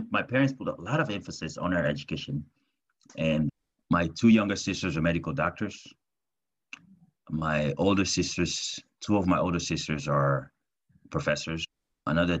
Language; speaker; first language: English; non-native, local second language; French